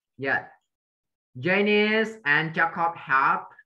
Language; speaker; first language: English; non-native, fluent; Vietnamese